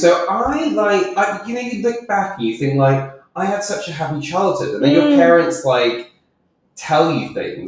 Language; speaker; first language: English; native; English